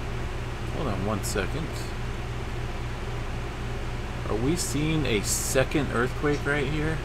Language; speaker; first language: English; native; English